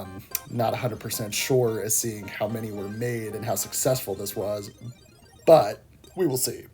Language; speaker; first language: English; native; English